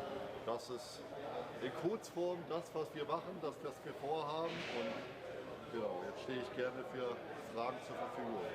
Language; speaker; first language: German; native; German